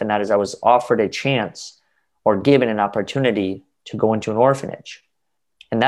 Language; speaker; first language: English; early bilingual, other home language; Russian